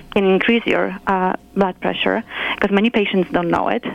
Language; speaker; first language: English; non-native, fluent; Polish